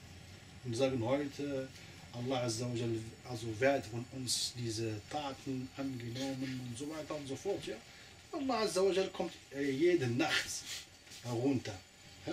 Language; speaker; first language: German; non-native, fluent; Arabic